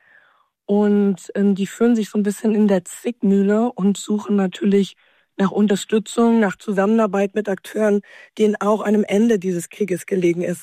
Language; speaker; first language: German; native; German